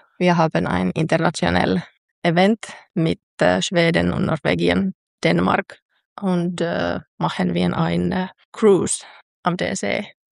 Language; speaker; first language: German; non-native, learner; Finnish